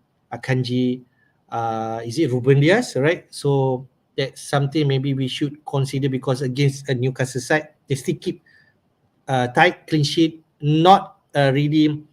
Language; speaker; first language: English; non-native, local second language; Malay